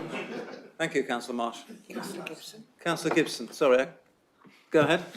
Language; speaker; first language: English; native; English